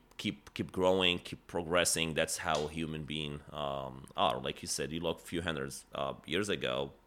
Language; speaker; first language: English; non-native, fluent; Arabic